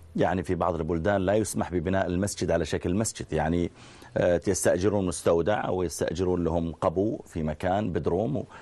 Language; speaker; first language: Arabic; native; Arabic